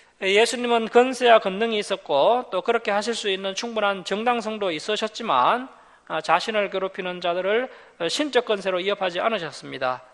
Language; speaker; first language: Korean; native; Korean